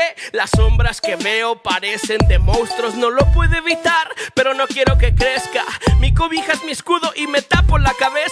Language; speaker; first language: Spanish; native; Spanish